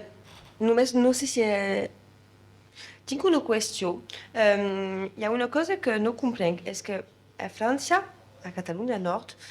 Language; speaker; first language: Catalan; non-native, local second language; French